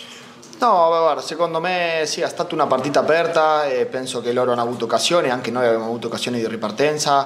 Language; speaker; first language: Italian; non-native, fluent; Spanish